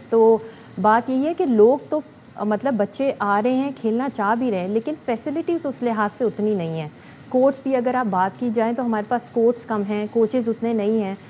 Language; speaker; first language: Urdu; native; Urdu